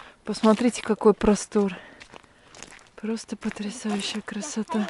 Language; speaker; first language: Russian; native; Russian